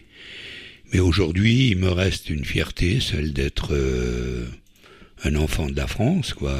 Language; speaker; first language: French; native; French